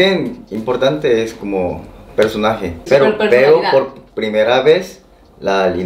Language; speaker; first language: Spanish; non-native, learner; Korean